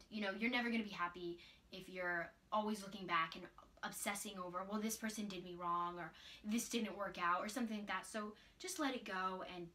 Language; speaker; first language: English; native; English